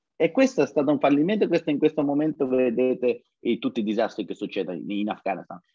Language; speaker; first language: Italian; non-native, learner; Persian